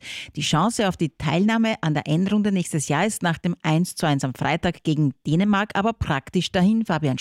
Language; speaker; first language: German; native; German